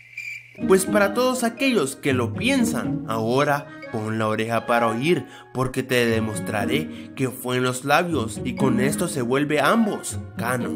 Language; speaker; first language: Spanish; native; Spanish